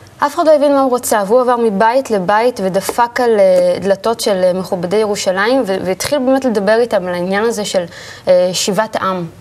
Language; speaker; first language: Hebrew; native; Hebrew